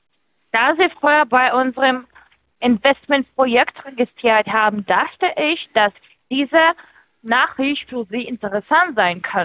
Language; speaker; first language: German; non-native, fluent; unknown